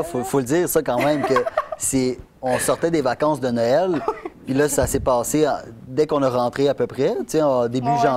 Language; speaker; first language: French; native; French